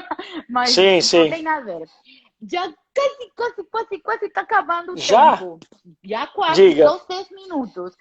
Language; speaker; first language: Portuguese; non-native, fluent; Spanish